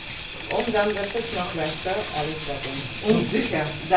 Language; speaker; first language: German; non-native, fluent; Bulgarian